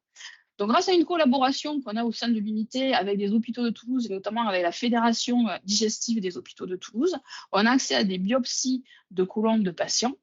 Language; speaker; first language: French; native; French